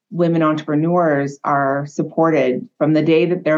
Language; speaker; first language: English; native; English